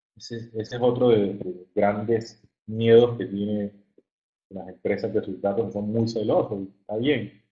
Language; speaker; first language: Spanish; native; Spanish